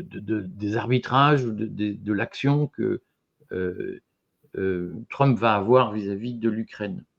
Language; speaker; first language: French; native; French